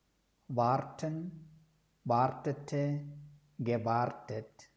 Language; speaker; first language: German; non-native, fluent; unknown